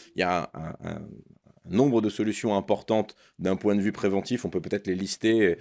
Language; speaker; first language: French; native; French